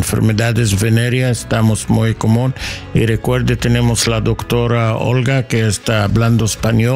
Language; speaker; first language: Spanish; non-native, learner; English